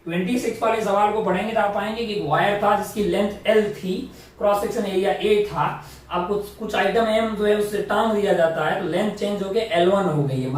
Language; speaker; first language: Hindi; native; Hindi